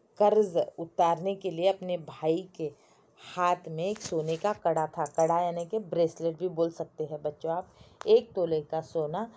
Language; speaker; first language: Hindi; non-native, local second language; Kannada